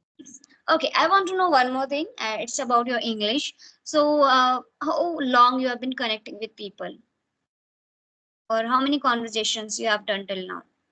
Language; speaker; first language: English; non-native, fluent; Hindi